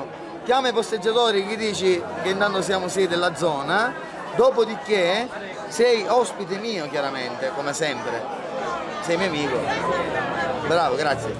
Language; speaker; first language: Italian; native; Italian